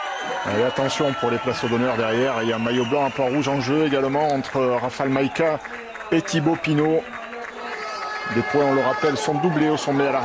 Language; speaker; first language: French; native; French